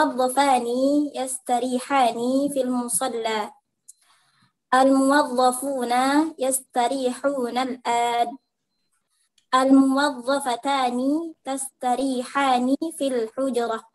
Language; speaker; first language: Arabic; non-native, learner; Indonesian